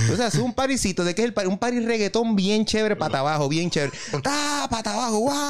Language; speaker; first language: Spanish; native; Spanish